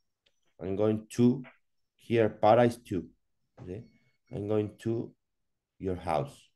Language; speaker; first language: English; non-native, learner; Spanish